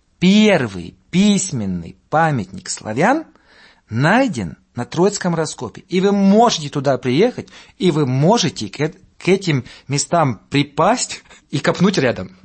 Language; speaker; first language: Russian; non-native, fluent; Latvian